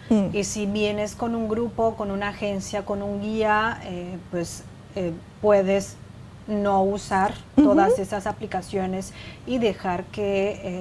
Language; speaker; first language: Spanish; non-native, fluent; Chinese